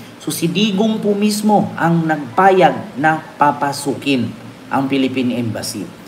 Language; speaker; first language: Filipino; non-native, local second language; Cebuano